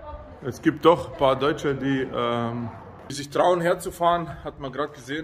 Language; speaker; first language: German; early bilingual, other home language; Bosnian